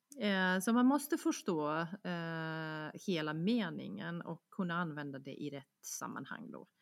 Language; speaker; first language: Swedish; non-native, fluent; Bosnian